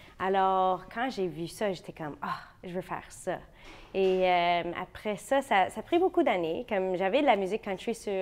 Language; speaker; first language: French; non-native, fluent; English